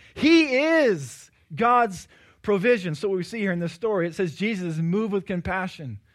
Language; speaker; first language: English; native; English